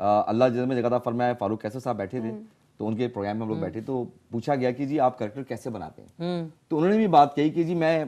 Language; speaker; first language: Urdu; native; Urdu